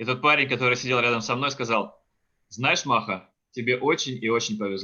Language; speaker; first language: Russian; native; Russian